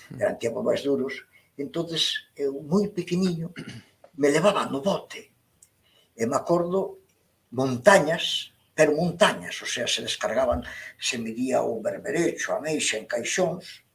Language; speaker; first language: Galician; native; Galician